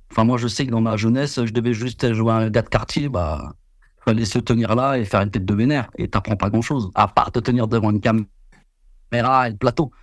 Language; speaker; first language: French; early bilingual, other home language; Vietnamese